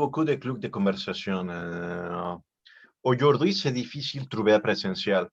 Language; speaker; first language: French; non-native, learner; Spanish